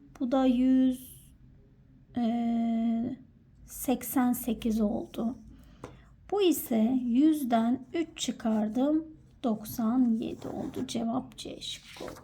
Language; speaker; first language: Turkish; native; Turkish